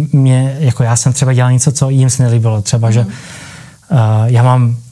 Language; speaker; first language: Czech; early bilingual, heritage; Czech